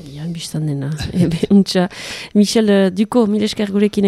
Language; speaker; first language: Basque; native; Basque